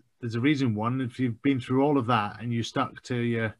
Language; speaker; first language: English; native; English